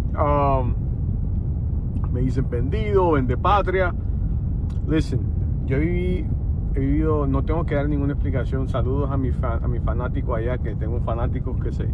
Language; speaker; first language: Spanish; early bilingual, other home language; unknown